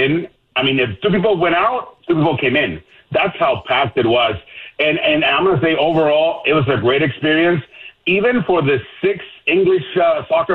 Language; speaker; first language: English; non-native, fluent; Spanish